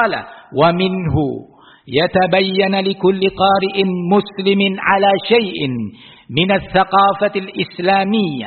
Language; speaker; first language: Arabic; non-native, fluent; Indonesian